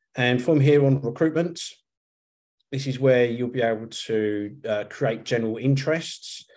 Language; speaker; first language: English; native; English